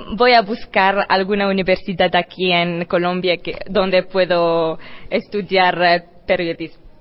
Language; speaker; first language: Spanish; non-native, fluent; Arabic